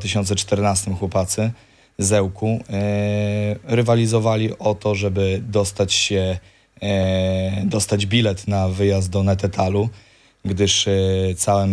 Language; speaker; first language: Polish; native; Polish